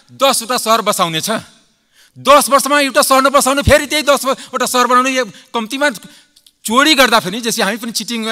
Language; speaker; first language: Nepali; non-native, local second language; Maithili